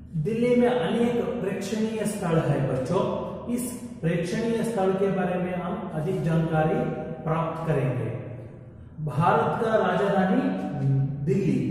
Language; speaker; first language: Hindi; non-native, local second language; Kannada